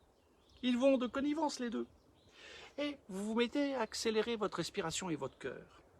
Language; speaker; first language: French; native; French